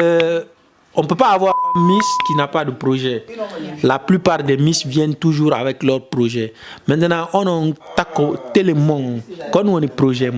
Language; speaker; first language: French; non-native, local second language; Fula